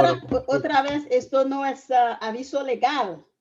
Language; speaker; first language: Spanish; non-native, fluent; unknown